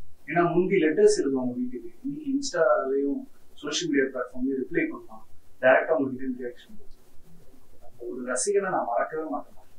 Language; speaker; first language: Tamil; native; Tamil